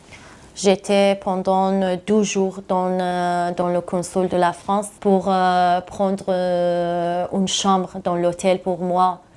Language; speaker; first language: French; non-native, learner; Persian